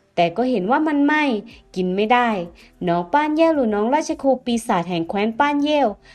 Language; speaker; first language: Thai; native; Thai